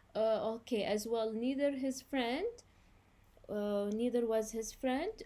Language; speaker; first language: English; non-native, fluent; Arabic